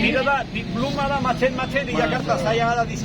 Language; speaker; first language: Indonesian; non-native, fluent; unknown